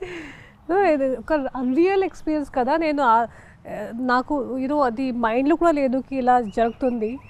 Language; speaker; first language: Telugu; non-native, local second language; Hindi